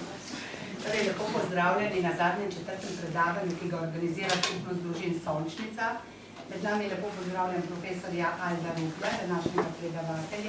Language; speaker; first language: Slovenian; native; Slovenian